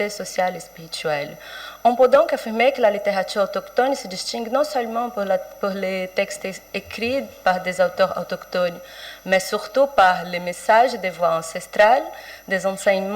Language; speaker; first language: French; non-native, fluent; Portuguese